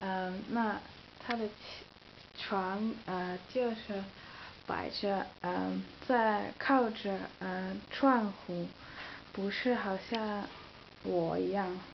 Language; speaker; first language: Chinese; non-native, learner; Dutch